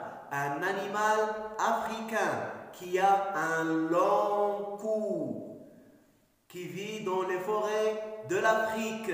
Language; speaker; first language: French; non-native, local second language; Arabic